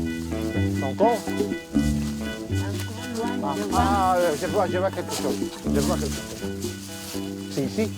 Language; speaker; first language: French; non-native, learner; Hebrew